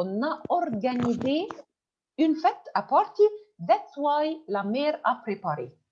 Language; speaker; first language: French; non-native, fluent; Arabic